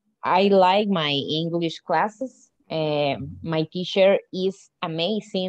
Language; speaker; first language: English; non-native, learner; Spanish